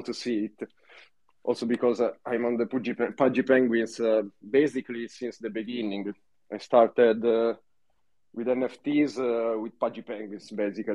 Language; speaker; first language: English; non-native, fluent; Italian